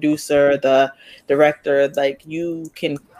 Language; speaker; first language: English; early bilingual, other home language; Spanish